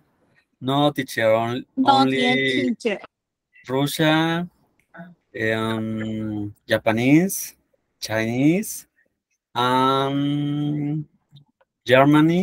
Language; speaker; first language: English; non-native, learner; Spanish